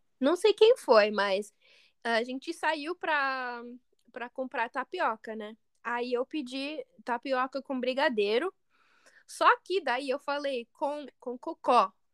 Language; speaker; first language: Portuguese; non-native, fluent; English